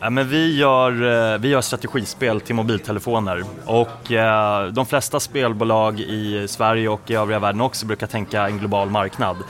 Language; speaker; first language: Swedish; native; Swedish